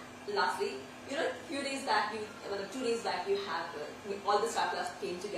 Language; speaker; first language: English; non-native, local second language; Hindi